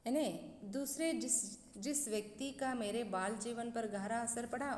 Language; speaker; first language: Hindi; non-native, local second language; Kannada